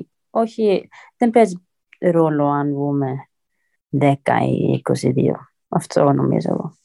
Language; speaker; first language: Greek; early bilingual, heritage; Greek